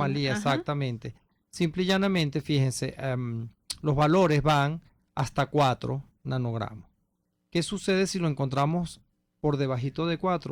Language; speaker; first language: Spanish; native; Spanish